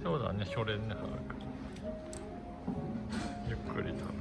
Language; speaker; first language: Japanese; native; Japanese